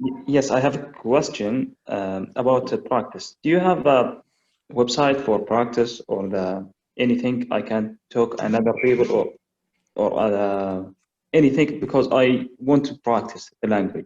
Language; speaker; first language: English; non-native, learner; Arabic